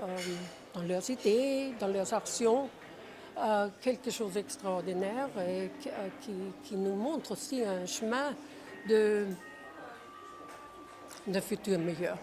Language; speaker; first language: French; non-native, fluent; Czech